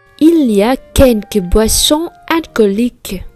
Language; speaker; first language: French; non-native, fluent; Vietnamese